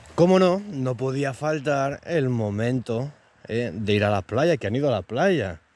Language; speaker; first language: Spanish; native; Spanish